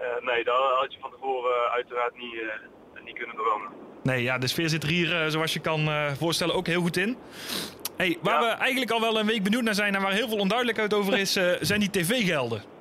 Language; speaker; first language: Dutch; native; Dutch